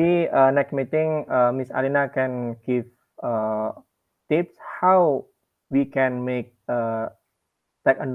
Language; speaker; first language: English; non-native, learner; Indonesian